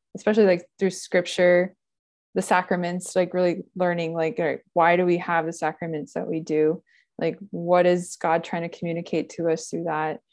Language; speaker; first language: English; native; English